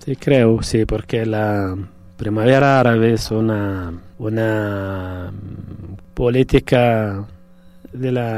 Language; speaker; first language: Spanish; non-native, fluent; Arabic